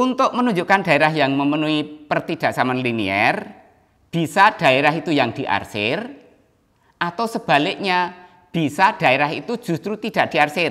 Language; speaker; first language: Indonesian; native; Indonesian